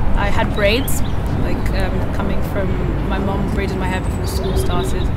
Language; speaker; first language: English; native; English